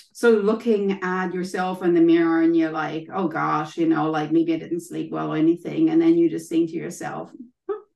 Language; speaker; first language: English; non-native, fluent; German